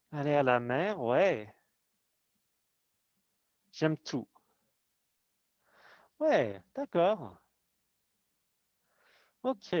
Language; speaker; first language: French; non-native, fluent; English